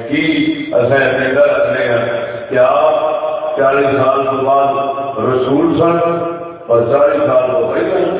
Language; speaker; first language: Urdu; non-native, local second language; Punjabi